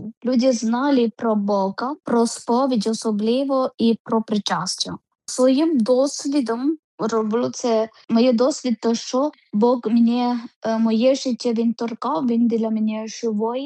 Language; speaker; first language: Ukrainian; non-native, learner; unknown